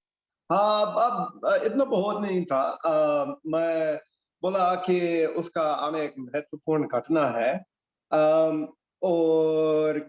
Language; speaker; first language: Hindi; non-native, fluent; English